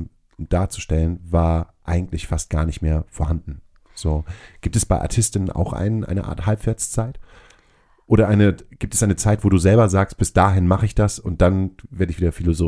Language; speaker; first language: German; native; German